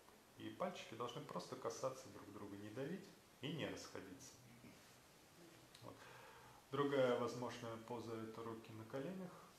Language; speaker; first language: Russian; native; Russian